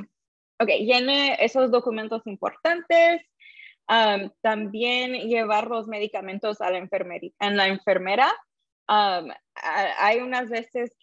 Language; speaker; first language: Spanish; early bilingual, heritage; Spanish